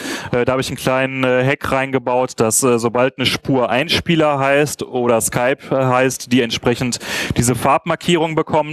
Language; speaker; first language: German; native; German